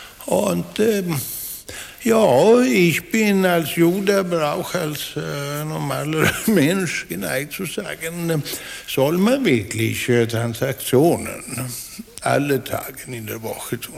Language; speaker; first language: German; non-native, fluent; Swedish